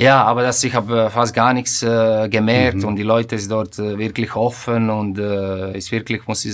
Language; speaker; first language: German; non-native, fluent; Croatian